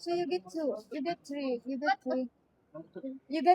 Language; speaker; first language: English; non-native, local second language; Filipino